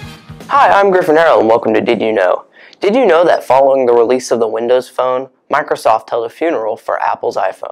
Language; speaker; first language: English; native; English